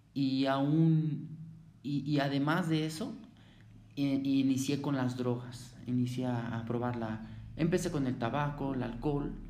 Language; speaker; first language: Spanish; native; Spanish